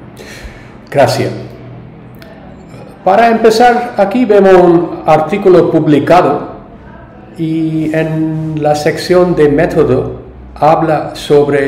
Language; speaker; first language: Spanish; non-native, learner; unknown